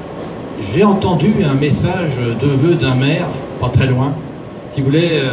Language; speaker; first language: French; native; French